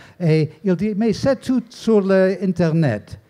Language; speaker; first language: French; non-native, learner; English